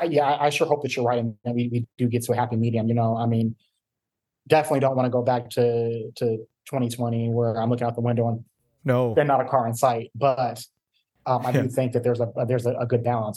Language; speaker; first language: English; native; English